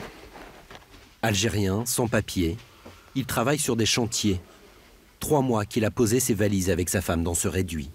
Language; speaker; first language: French; native; French